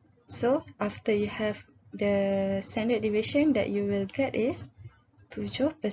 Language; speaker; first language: English; non-native, local second language; Malay